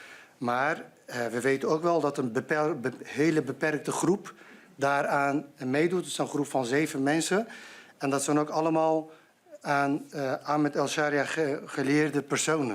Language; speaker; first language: Dutch; non-native, fluent; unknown